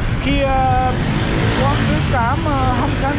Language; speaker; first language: Vietnamese; non-native, learner; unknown